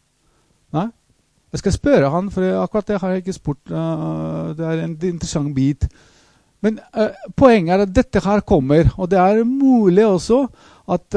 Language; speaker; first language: Norwegian; non-native, fluent; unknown